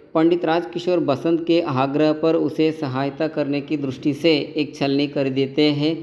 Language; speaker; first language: Hindi; non-native, local second language; Kannada